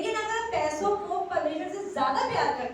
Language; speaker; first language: Hindi; native; Hindi